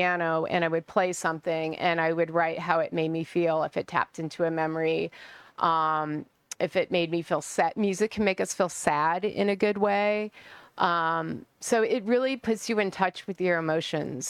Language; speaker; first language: English; native; English